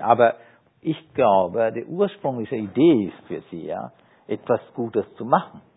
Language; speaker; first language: German; non-native, fluent; Sinhala